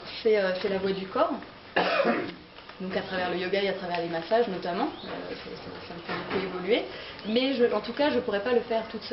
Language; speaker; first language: French; native; French